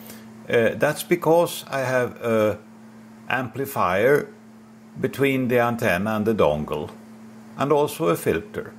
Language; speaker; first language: English; non-native, fluent; Swedish